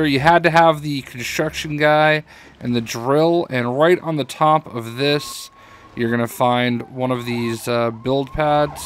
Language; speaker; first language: English; native; English